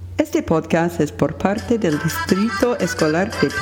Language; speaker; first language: Spanish; non-native, fluent; English